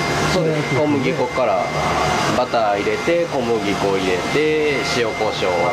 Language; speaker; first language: Japanese; native; Japanese